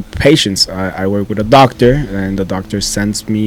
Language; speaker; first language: English; non-native, fluent; Spanish